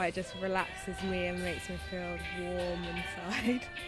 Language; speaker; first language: English; native; English